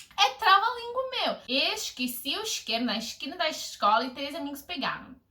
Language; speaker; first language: Portuguese; non-native, fluent; English